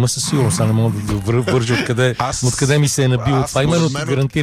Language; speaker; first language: Bulgarian; native; Bulgarian